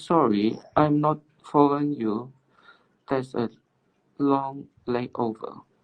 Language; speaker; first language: English; non-native, learner; Cantonese